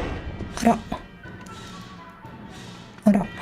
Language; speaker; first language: Japanese; non-native, learner; English